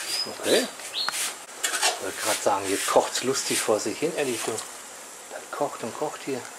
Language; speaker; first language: German; native; German